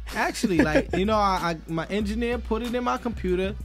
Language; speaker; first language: English; native; English